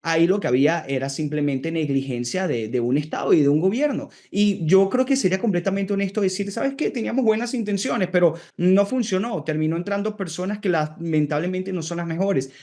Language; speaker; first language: Spanish; native; Spanish